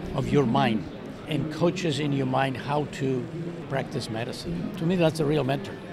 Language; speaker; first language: English; non-native, fluent; Spanish